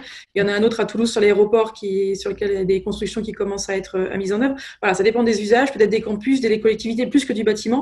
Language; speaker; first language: French; native; French